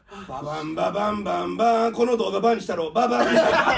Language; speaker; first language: Japanese; native; Japanese